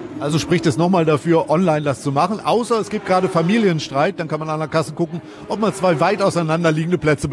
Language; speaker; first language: German; native; German